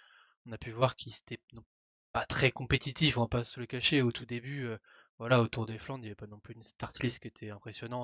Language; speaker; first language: French; native; French